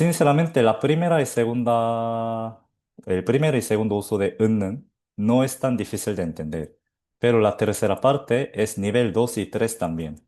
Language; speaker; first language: Spanish; non-native, fluent; Korean